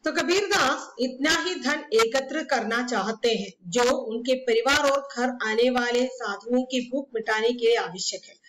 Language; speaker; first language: Hindi; non-native, local second language; Malayalam